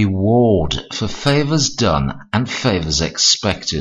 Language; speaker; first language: English; native; English